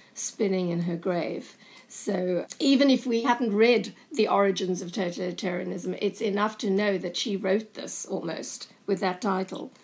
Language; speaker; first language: English; native; English